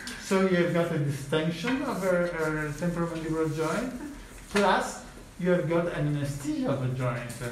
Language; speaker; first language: English; non-native, fluent; Italian